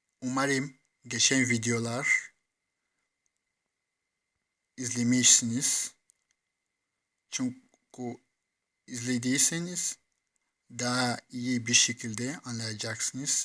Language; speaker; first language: Turkish; non-native, fluent; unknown